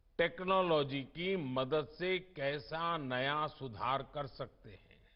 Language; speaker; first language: Hindi; non-native, local second language; Gujarati